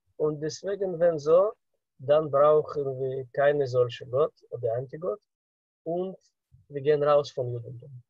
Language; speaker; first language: German; non-native, fluent; Russian